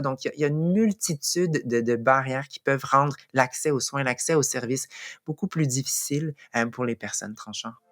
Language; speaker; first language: French; native; French